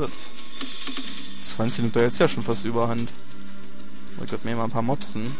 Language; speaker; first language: German; native; German